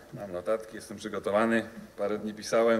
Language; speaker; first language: Polish; native; Polish